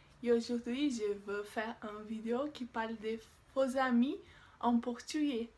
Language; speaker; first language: French; non-native, learner; Portuguese